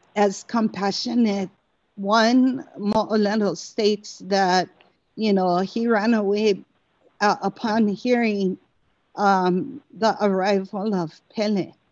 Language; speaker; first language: English; native; English